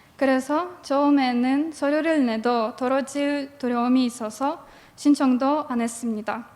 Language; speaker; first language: Korean; non-native, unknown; Russian